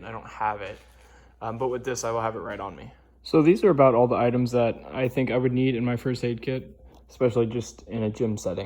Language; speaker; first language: English; native; English